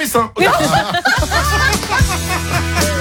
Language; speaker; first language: French; native; French